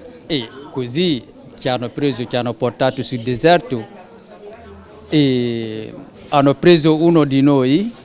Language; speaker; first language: Italian; non-native, fluent; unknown